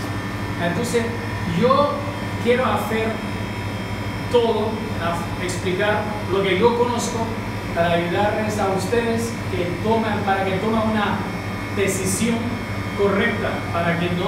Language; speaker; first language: Spanish; non-native, learner; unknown